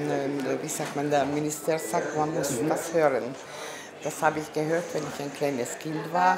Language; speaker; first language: German; non-native, learner; Hungarian